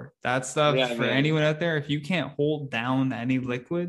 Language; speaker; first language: English; native; English